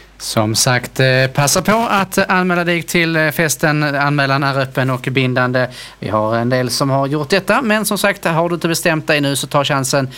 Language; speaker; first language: Swedish; native; Swedish